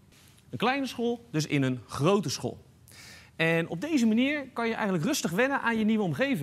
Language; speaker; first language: Dutch; native; Dutch